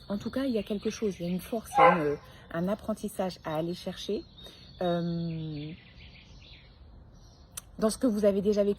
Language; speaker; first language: French; native; French